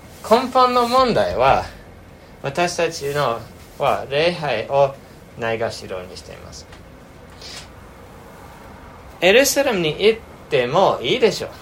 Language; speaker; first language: Japanese; non-native, fluent; English